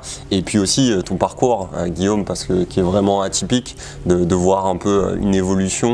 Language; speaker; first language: French; native; French